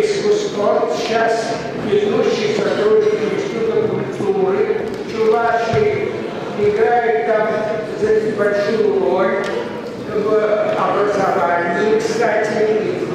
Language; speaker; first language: Russian; native; Russian